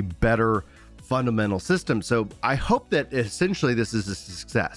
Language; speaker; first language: English; native; English